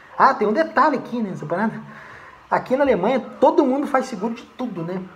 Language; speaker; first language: Portuguese; native; Portuguese